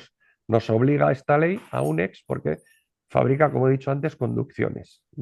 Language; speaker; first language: Spanish; native; Spanish